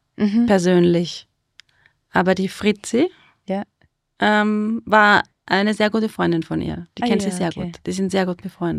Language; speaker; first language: German; native; German